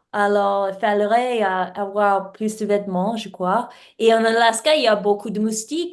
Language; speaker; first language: French; non-native, learner; English